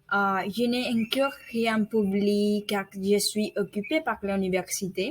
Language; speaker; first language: French; non-native, learner; Spanish